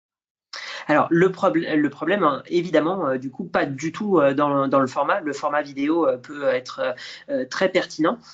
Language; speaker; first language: French; native; French